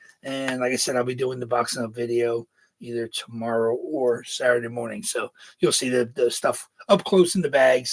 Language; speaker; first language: English; native; English